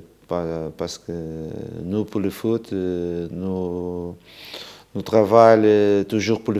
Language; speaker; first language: French; non-native, fluent; Portuguese